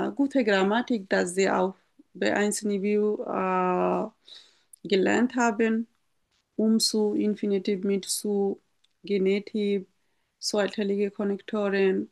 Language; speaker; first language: German; non-native, fluent; Bangla